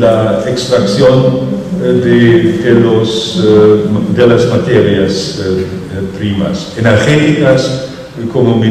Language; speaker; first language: Portuguese; non-native, fluent; German